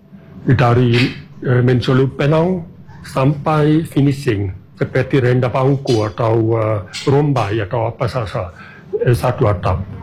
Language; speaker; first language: Indonesian; non-native, fluent; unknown